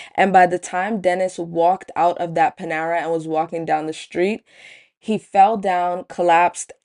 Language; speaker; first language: English; native; English